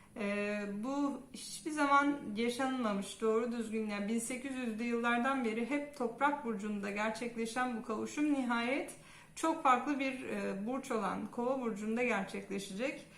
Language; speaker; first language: Turkish; native; Turkish